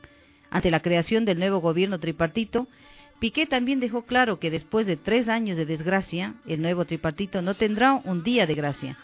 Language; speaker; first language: Spanish; native; Spanish